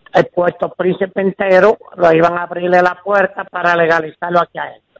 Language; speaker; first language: Spanish; native; Spanish